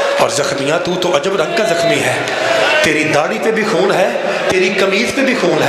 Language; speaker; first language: Urdu; non-native, local second language; Punjabi